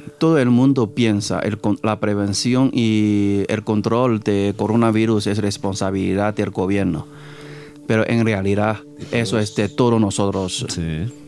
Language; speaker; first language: Spanish; non-native, fluent; Chinese